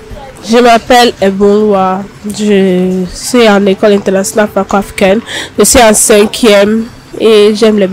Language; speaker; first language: French; non-native, learner; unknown